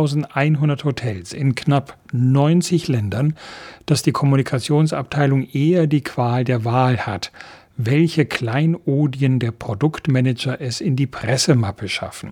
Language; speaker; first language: German; native; German